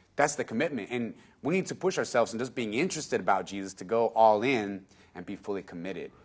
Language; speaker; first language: English; native; English